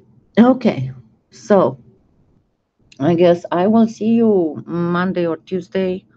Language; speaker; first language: English; non-native, fluent; French